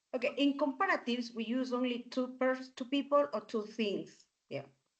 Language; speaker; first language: English; non-native, learner; Spanish